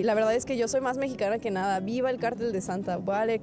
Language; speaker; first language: Spanish; non-native, local second language; Korean